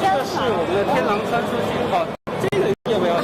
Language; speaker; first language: Chinese; native; Chinese